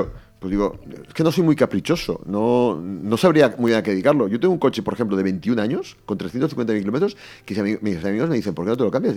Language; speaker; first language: Spanish; native; Spanish